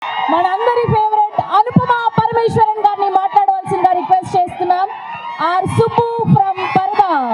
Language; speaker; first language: Telugu; native; Telugu